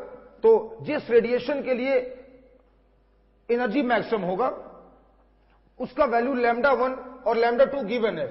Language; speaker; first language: Hindi; native; Hindi